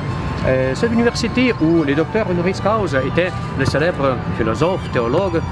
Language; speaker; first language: French; non-native, fluent; Ukrainian